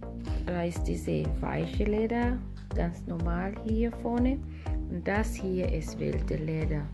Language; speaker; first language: German; non-native, fluent; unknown